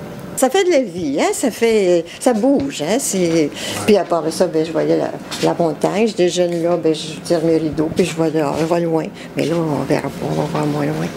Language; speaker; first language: French; native; French